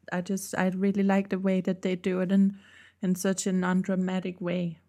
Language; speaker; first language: English; non-native, fluent; Danish